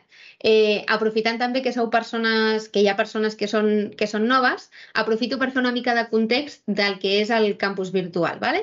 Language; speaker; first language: Catalan; native; Catalan